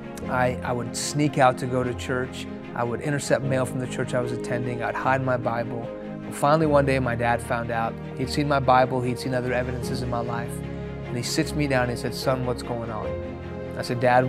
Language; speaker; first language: English; early bilingual, other home language; Persian